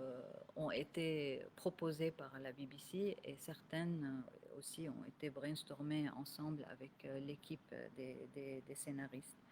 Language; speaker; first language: French; non-native, local second language; Arabic